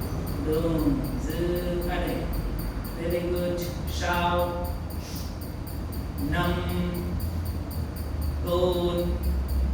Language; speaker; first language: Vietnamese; non-native, learner; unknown